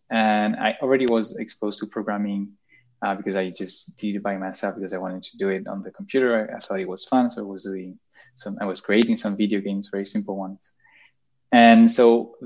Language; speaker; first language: English; non-native, fluent; Spanish